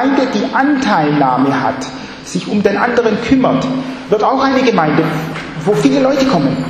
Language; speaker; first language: German; non-native, fluent; Chinese